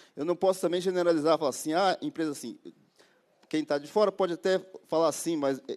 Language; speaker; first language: Portuguese; native; Portuguese